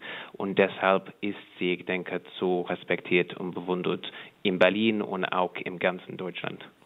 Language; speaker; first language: German; non-native, fluent; English